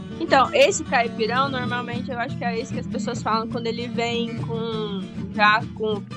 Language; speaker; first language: Portuguese; native; Portuguese